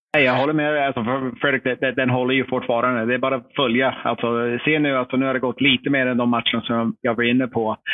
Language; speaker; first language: Swedish; non-native, fluent; English